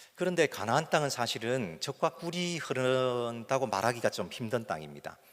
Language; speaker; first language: Korean; native; Korean